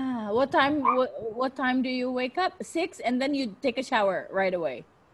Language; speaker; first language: English; non-native, fluent; Indonesian